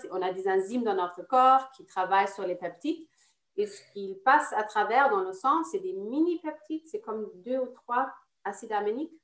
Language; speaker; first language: French; non-native, fluent; German